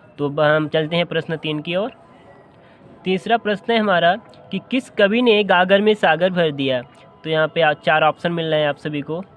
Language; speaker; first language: Hindi; native; Hindi